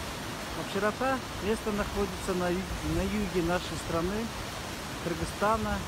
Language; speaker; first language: Russian; non-native, local second language; Kyrgyz